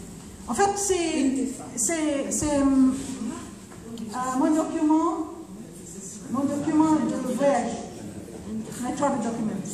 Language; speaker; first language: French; non-native, fluent; Arabic